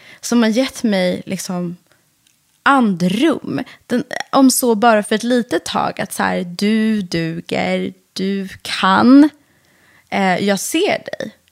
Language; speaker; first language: Swedish; early bilingual, other home language; Persian